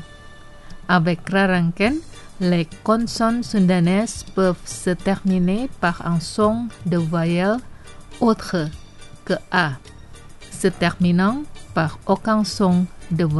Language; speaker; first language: French; non-native, fluent; Indonesian